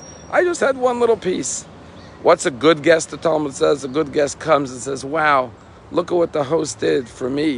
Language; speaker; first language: English; native; English